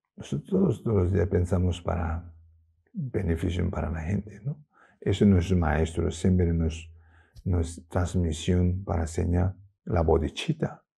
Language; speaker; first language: Spanish; non-native, learner; Tibetan